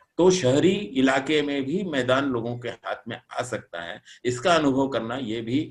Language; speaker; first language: Hindi; non-native, local second language; Marathi